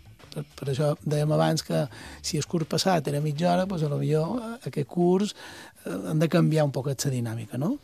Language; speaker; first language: Catalan; native; Catalan